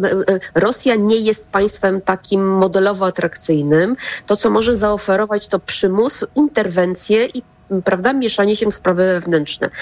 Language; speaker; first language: Polish; native; Polish